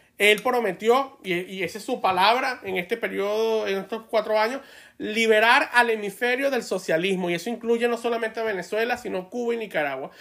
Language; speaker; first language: Spanish; native; Spanish